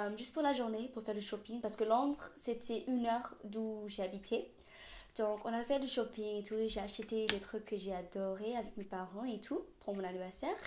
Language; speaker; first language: French; non-native, fluent; English